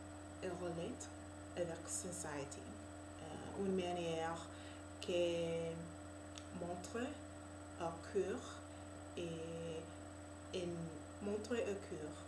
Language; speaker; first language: French; non-native, learner; English